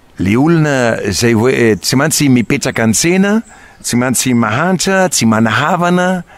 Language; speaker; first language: Malagasy; non-native, fluent; Spanish